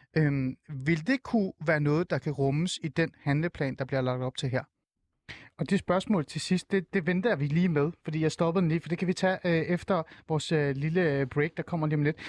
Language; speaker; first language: Danish; early bilingual, other home language; Persian